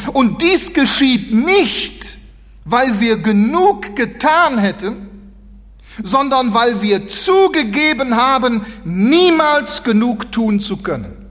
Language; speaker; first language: German; native; German